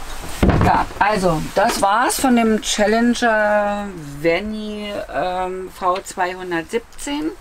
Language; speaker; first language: German; native; German